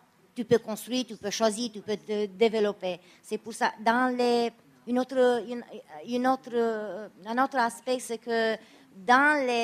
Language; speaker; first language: French; non-native, fluent; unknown